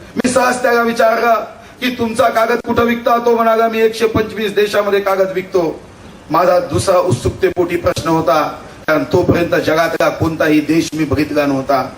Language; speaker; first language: Marathi; native; Marathi